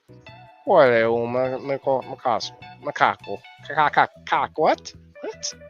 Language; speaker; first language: Portuguese; non-native, learner; English